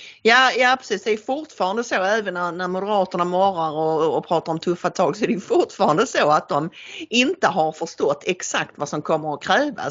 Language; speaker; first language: Swedish; native; Swedish